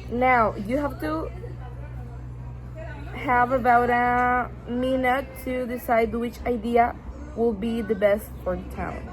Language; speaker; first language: English; non-native, learner; Spanish